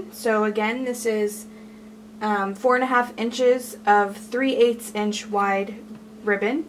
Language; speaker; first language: English; native; English